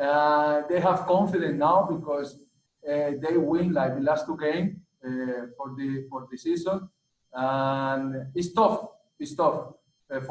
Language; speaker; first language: English; non-native, learner; Spanish